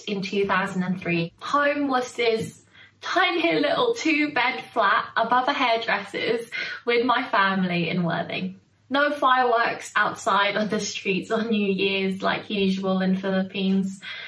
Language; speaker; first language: English; early bilingual, other home language; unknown